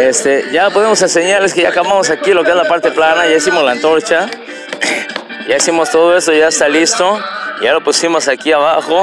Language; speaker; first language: Spanish; native; Spanish